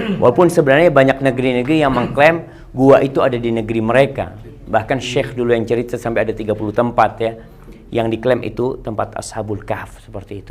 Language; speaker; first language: Indonesian; native; Indonesian